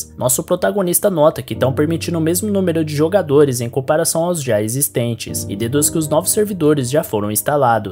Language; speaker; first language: Portuguese; native; Portuguese